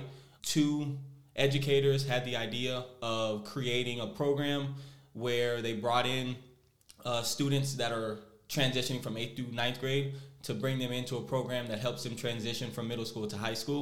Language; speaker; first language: English; native; English